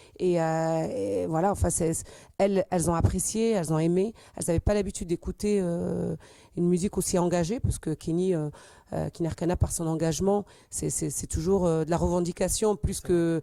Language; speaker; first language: French; native; French